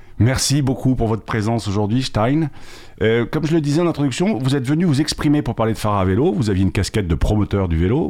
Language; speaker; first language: French; native; French